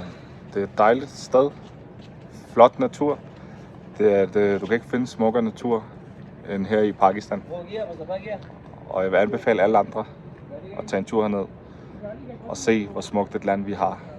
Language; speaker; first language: Danish; early bilingual, heritage; Urdu